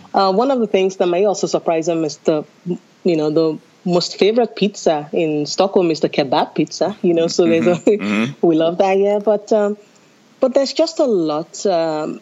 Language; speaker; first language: English; non-native, local second language; Yoruba